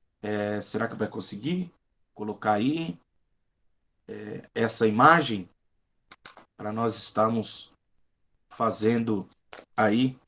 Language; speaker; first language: Portuguese; native; Portuguese